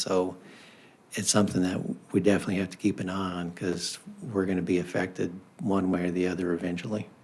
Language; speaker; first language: English; native; English